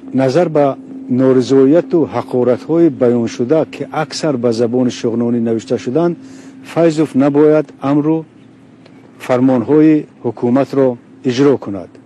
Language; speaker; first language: Tajik; non-native, local second language; Shughni